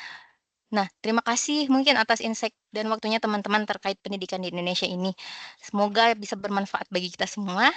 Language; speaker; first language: Indonesian; native; Indonesian